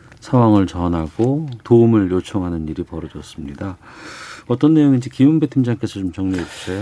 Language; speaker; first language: Korean; native; Korean